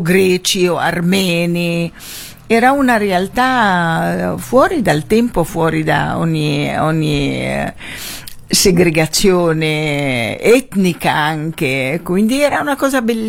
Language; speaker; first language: Italian; non-native, fluent; Arabic